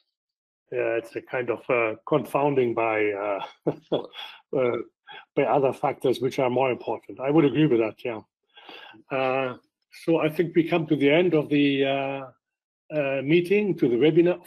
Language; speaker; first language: English; non-native, fluent; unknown